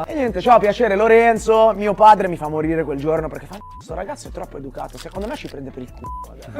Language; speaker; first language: Italian; native; Italian